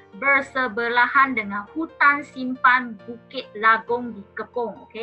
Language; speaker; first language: Malay; non-native, local second language; Chinese